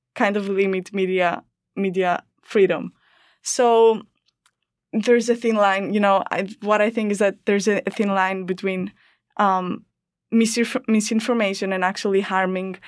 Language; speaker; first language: English; non-native, fluent; Greek